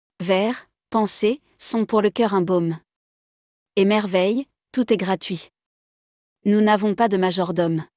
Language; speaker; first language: French; non-native, local second language; Arabic